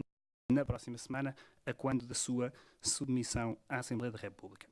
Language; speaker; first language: Portuguese; native; Portuguese